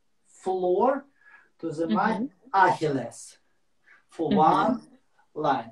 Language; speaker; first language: English; non-native, learner; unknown